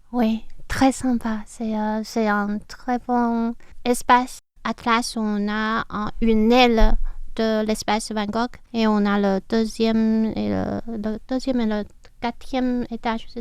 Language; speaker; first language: French; non-native, fluent; Chinese